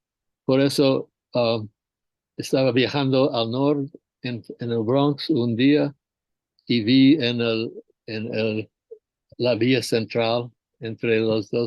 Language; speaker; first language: Spanish; non-native, fluent; English